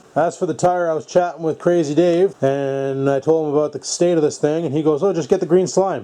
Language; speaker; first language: English; native; English